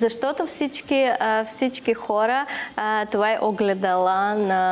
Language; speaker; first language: Bulgarian; non-native, learner; Russian